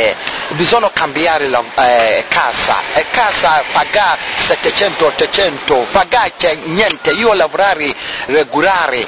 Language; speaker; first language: Italian; non-native, learner; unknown